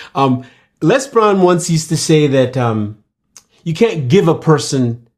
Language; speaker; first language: English; non-native, local second language; Yoruba